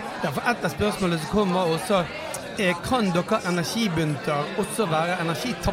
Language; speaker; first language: Norwegian; native; Norwegian